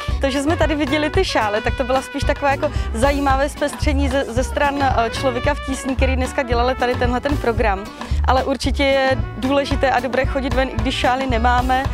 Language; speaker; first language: Czech; native; Czech